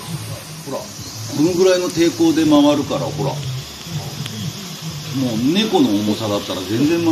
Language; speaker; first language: Japanese; native; Japanese